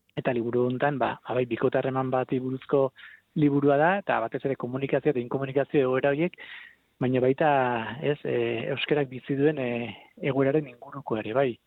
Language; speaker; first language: Basque; non-native, local second language; Spanish